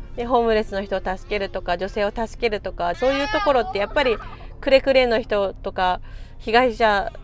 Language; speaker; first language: Japanese; native; Japanese